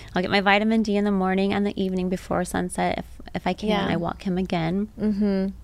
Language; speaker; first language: English; native; English